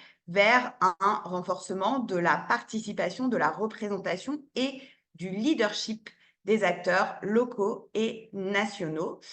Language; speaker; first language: French; native; French